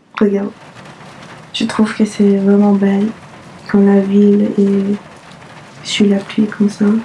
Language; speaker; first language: French; non-native, fluent; English